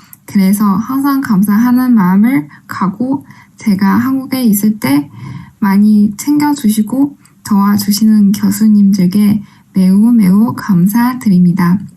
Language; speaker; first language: Korean; non-native, fluent; Chinese